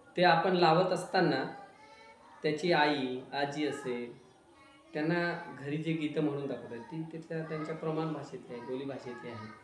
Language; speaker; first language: Marathi; non-native, local second language; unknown